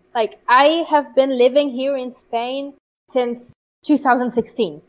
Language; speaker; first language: English; non-native, fluent; Italian